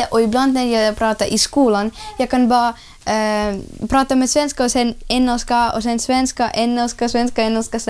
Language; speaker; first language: Swedish; early bilingual, other home language; Ukrainian